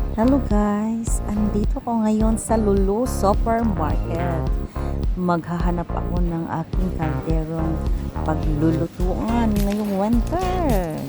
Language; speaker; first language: Filipino; non-native, local second language; Cebuano